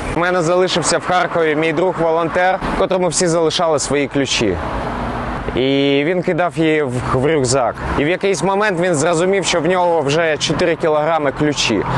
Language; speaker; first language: Ukrainian; non-native, local second language; Russian